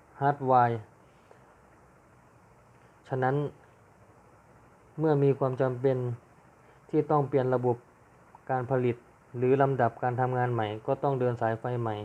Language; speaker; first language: Thai; native; Thai